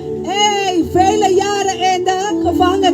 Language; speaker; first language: Dutch; non-native, local second language; Papiamento